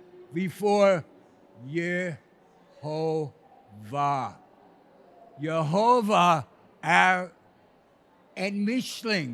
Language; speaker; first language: Swedish; non-native, fluent; English